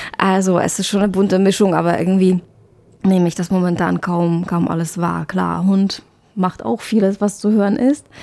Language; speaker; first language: German; non-native, fluent; Czech